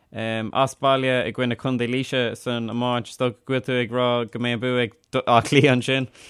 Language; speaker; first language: Irish; native; Irish